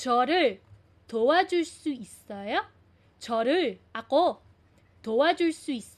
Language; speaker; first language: Korean; non-native, fluent; Filipino